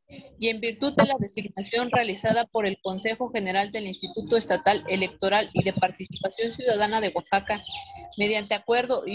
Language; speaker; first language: Spanish; native; Spanish